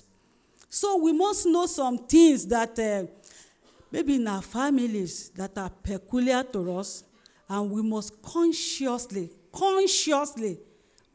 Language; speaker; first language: English; non-native, local second language; Yoruba